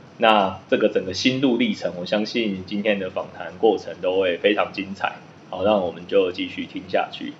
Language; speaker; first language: Chinese; native; Chinese